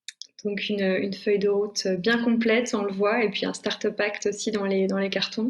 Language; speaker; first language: French; native; French